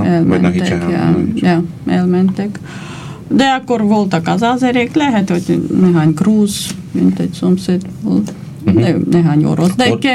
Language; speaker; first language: Hungarian; non-native, fluent; Armenian